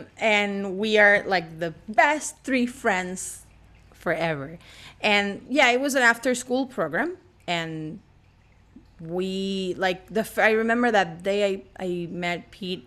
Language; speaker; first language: English; non-native, fluent; Spanish